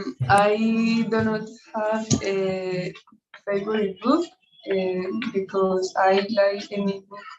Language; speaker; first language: English; non-native, learner; Spanish